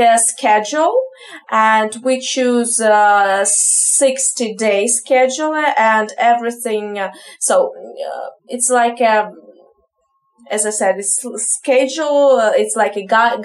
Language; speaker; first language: English; non-native, fluent; Ukrainian